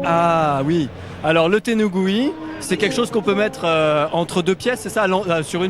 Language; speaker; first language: French; native; French